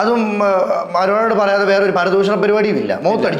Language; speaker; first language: Malayalam; native; Malayalam